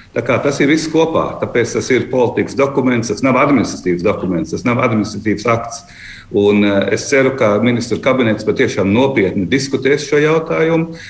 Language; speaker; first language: Latvian; native; Latvian